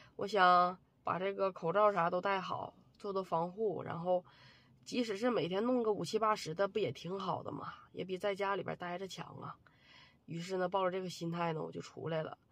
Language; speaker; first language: Chinese; native; Chinese